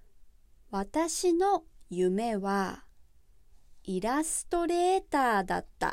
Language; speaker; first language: Japanese; native; Japanese